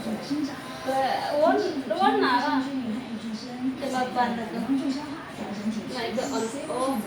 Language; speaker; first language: Chinese; non-native, learner; Indonesian